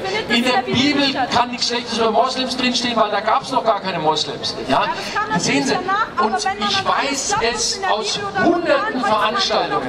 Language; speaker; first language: German; native; German